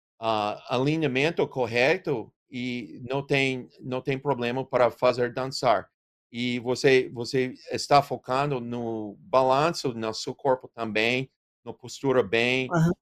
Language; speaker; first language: Portuguese; non-native, learner; English